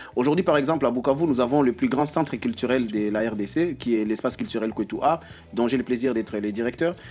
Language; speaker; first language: French; non-native, local second language; Swahili